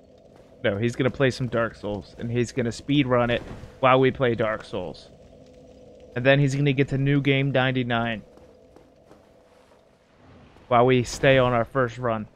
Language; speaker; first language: English; native; English